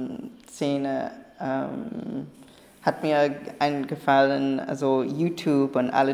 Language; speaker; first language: German; non-native, learner; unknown